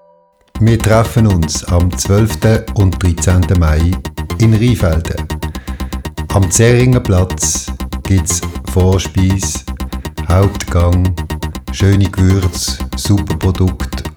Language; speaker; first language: German; native; German